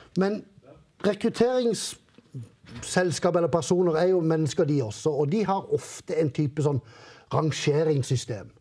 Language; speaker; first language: Norwegian; native; Norwegian